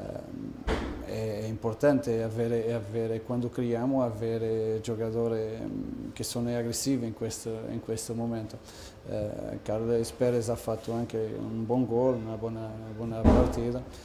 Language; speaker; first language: Italian; non-native, fluent; Portuguese